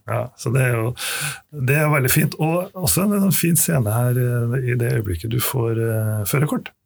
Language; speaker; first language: Norwegian; native; Norwegian